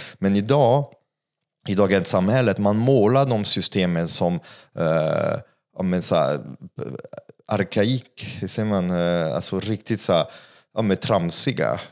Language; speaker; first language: Swedish; non-native, fluent; French